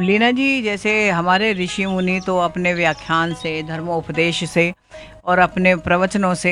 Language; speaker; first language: Hindi; native; Hindi